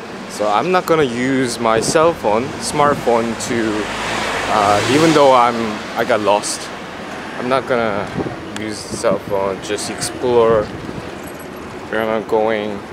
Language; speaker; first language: English; non-native, fluent; Korean